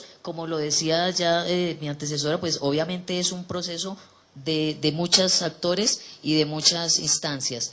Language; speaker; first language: Spanish; native; Spanish